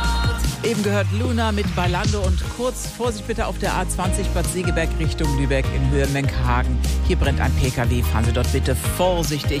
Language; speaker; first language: German; native; German